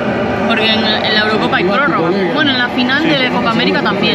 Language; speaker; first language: Spanish; native; Spanish